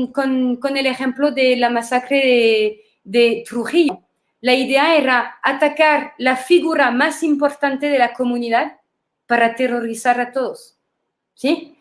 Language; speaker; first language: Spanish; non-native, fluent; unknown